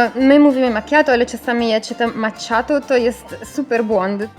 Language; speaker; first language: Polish; non-native, learner; Italian